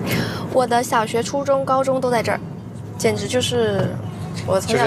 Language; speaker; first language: Chinese; native; Chinese